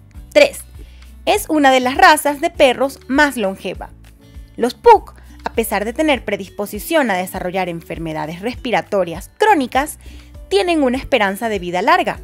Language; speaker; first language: Spanish; native; Spanish